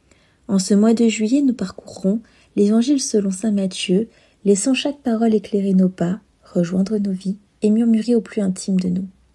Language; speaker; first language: French; native; French